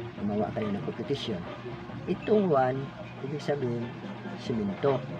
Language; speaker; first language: Filipino; non-native, local second language; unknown